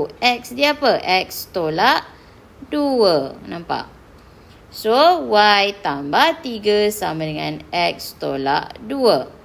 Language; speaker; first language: Malay; native; Malay